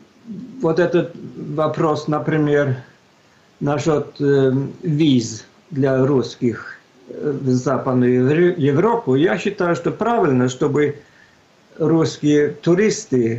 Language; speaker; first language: Russian; non-native, fluent; Swedish